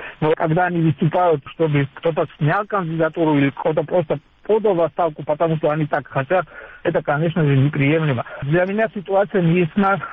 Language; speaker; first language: Russian; non-native, local second language; Georgian